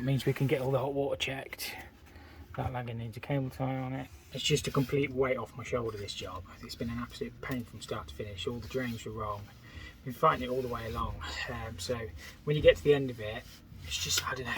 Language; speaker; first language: English; native; English